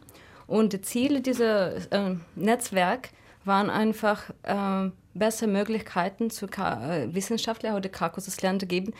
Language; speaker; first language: German; non-native, fluent; Russian